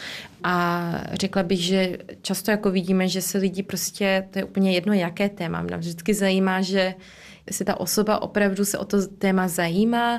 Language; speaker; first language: Czech; early bilingual, heritage; Czech